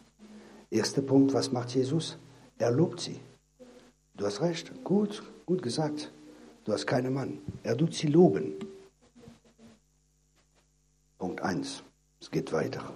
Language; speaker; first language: German; non-native, fluent; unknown